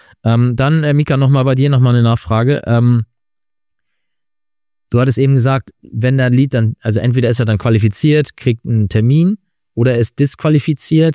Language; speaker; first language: German; native; German